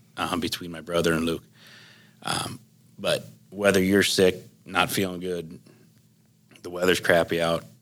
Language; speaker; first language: English; native; English